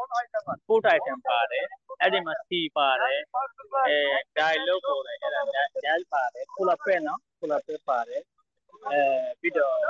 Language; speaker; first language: Burmese; non-native, local second language; Rohingya